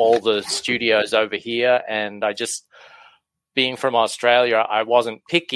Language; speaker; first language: English; native; English